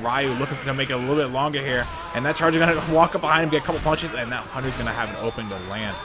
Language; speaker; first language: English; native; English